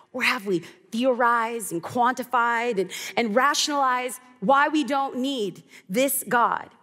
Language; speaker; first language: English; native; English